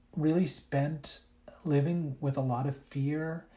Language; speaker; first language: English; early bilingual, other home language; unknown